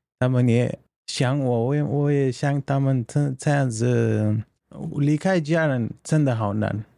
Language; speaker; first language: Chinese; non-native, learner; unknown